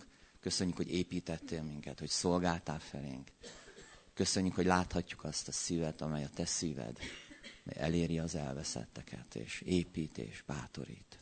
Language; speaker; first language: Hungarian; native; Hungarian